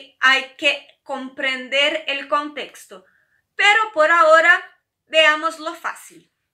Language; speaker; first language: Spanish; non-native, fluent; Portuguese